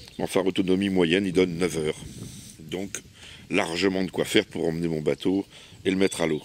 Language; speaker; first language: French; native; French